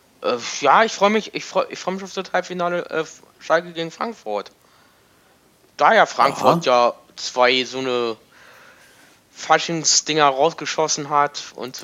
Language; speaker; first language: German; native; German